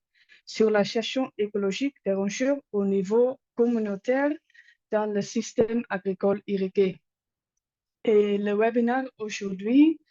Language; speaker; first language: French; non-native, learner; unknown